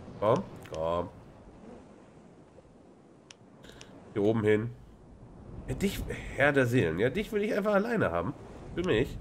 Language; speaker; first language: German; native; German